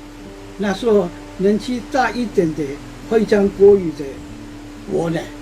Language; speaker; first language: Chinese; non-native, local second language; Amis